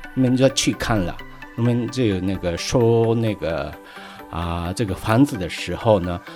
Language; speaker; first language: Chinese; non-native, fluent; Japanese